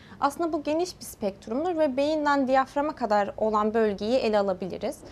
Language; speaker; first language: Turkish; early bilingual, heritage; Turkish